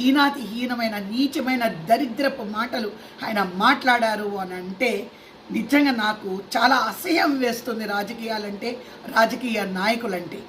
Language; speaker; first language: Telugu; native; Telugu